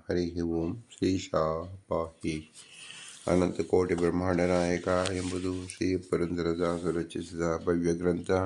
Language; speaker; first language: Kannada; native; Kannada